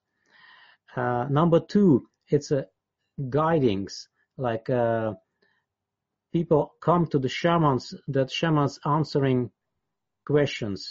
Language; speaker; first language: English; non-native, fluent; Russian